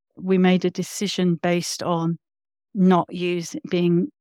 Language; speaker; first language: English; native; English